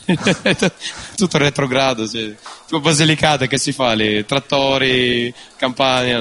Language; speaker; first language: Italian; non-native, fluent; Russian